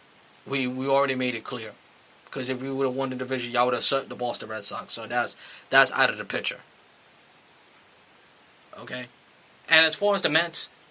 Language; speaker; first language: English; native; English